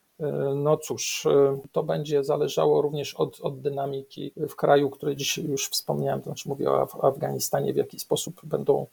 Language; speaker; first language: Polish; native; Polish